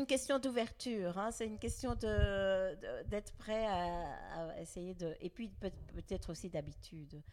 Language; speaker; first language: French; native; French